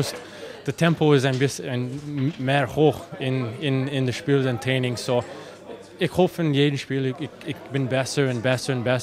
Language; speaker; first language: German; non-native, learner; English